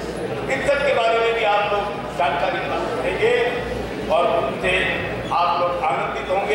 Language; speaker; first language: Hindi; native; Hindi